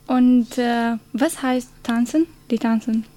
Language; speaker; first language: German; non-native, learner; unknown